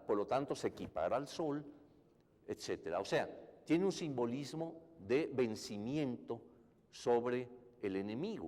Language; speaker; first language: Spanish; native; Spanish